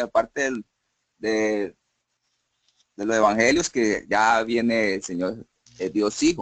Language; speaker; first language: Spanish; native; Spanish